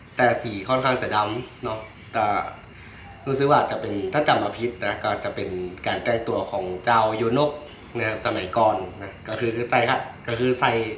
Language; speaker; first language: Thai; native; Thai